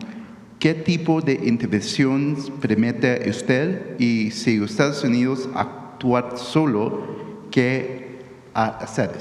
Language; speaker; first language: Spanish; early bilingual, heritage; English